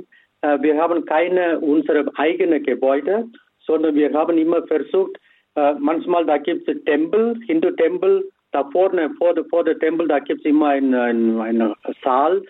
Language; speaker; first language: German; non-native, fluent; Tamil